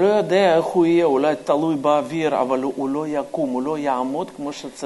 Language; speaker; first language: Hebrew; non-native, fluent; Russian